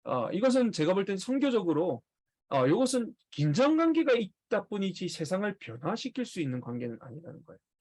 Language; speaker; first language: Korean; native; Korean